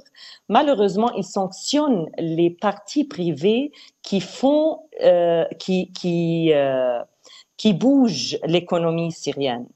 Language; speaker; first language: French; non-native, fluent; Arabic